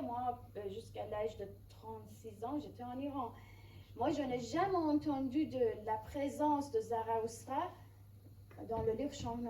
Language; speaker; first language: French; non-native, fluent; Persian